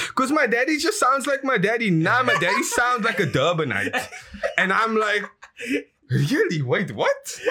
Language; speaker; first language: English; native; English